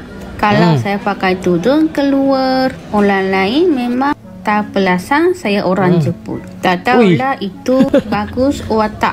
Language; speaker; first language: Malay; non-native, fluent; Japanese